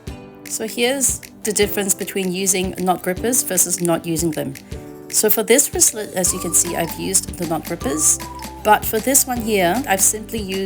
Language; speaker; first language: English; native; English